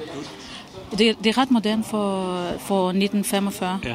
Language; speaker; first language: Danish; non-native, fluent; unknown